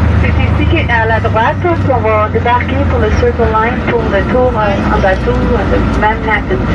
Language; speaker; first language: French; non-native, fluent; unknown